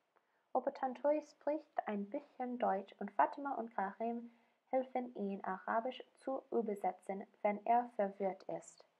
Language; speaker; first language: German; non-native, learner; English